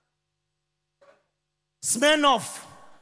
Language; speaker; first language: English; non-native, local second language; Akan